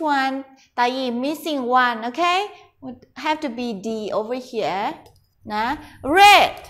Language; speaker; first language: English; non-native, learner; Thai